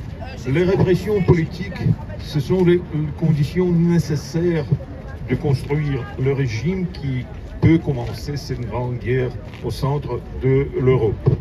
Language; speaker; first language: French; non-native, learner; Russian